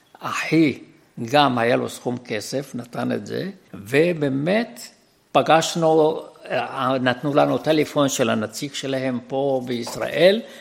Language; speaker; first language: Hebrew; non-native, fluent; Arabic